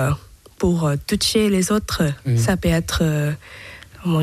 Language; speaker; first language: French; non-native, learner; Thai